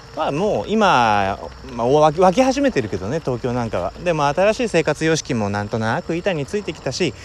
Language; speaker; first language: Japanese; native; Japanese